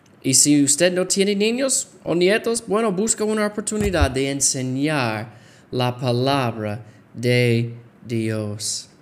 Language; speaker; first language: Spanish; non-native, fluent; English